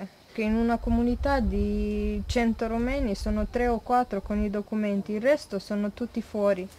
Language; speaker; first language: Italian; non-native, fluent; Romanian